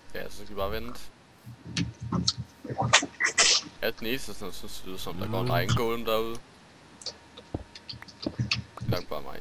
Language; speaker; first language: Danish; native; Danish